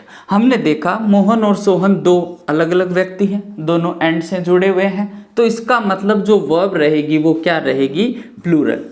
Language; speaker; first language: Hindi; native; Hindi